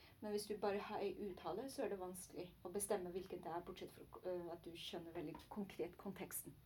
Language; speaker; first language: Norwegian; non-native, learner; Chinese